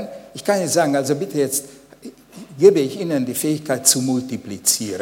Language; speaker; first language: German; non-native, fluent; Hungarian